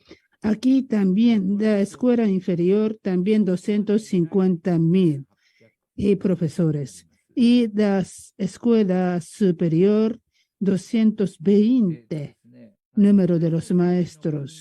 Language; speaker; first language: Spanish; non-native, learner; Japanese